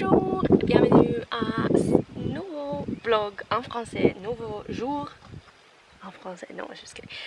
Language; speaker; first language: French; non-native, learner; Norwegian